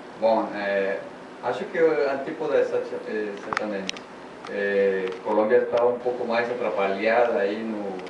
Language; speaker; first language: Portuguese; non-native, learner; Spanish